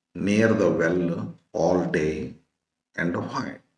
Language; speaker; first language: English; non-native, local second language; Kannada